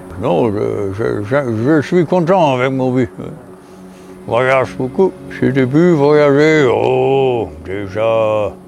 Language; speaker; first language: French; non-native, learner; German